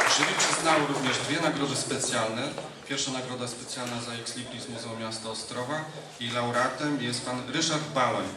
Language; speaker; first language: Polish; native; Polish